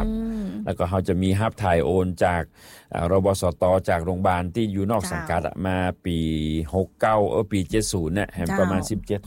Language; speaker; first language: Thai; non-native, local second language; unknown